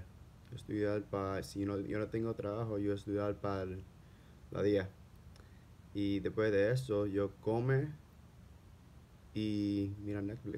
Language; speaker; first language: Spanish; non-native, learner; English